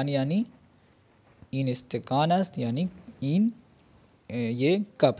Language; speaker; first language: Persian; non-native, fluent; Urdu